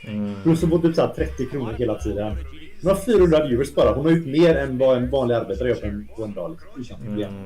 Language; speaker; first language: Swedish; native; Swedish